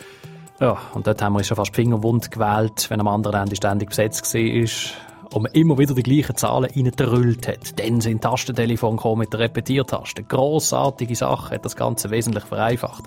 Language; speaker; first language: German; non-native, local second language; Swiss German